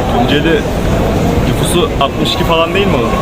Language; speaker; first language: Turkish; native; Turkish